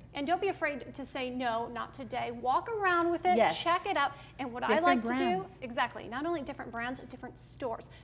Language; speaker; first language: English; native; English